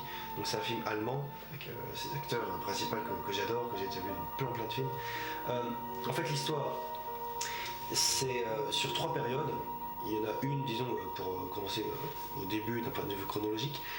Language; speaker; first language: French; native; French